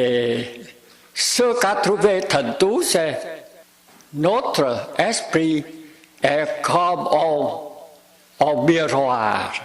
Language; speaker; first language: French; non-native, fluent; Vietnamese